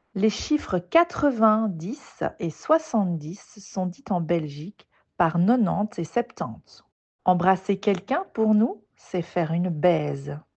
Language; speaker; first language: French; native; French